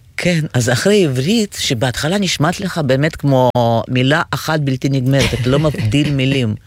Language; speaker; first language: Hebrew; non-native, fluent; Russian